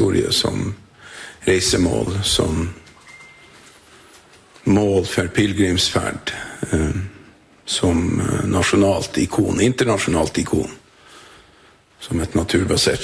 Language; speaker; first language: Norwegian; native; Norwegian